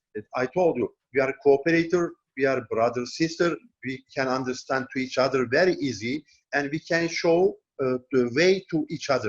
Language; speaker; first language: English; non-native, learner; Turkish